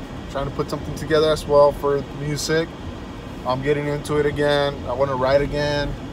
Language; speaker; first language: English; early bilingual, other home language; Spanish